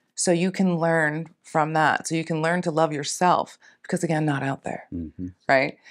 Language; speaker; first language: English; native; English